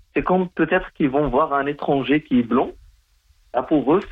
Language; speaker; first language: French; non-native, local second language; Arabic